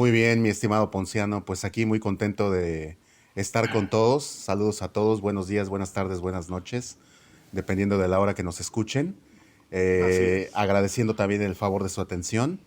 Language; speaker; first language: Spanish; native; Spanish